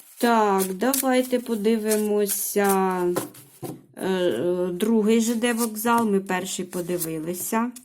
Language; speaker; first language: Ukrainian; native; Ukrainian